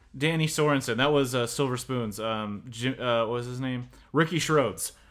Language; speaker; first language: English; native; English